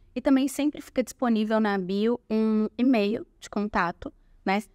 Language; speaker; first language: Portuguese; native; Portuguese